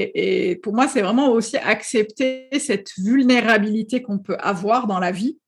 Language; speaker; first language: French; non-native, local second language; Arabic